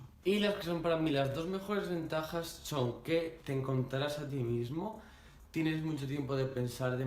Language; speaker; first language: Spanish; native; Spanish